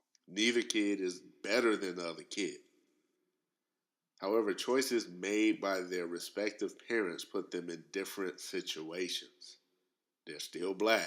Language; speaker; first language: English; native; English